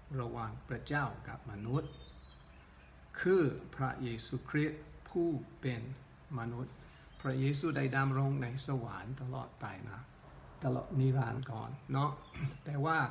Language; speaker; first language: Thai; non-native, local second language; Northeastern Thai